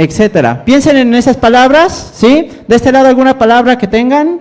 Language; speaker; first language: Spanish; native; Spanish